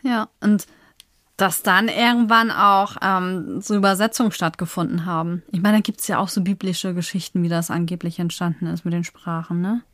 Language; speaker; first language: German; native; German